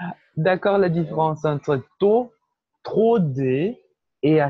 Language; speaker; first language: French; non-native, fluent; Portuguese